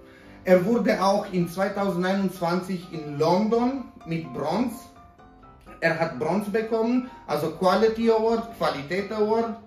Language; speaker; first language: German; non-native, fluent; Romanian